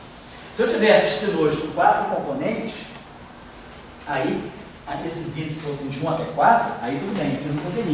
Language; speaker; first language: Portuguese; native; Portuguese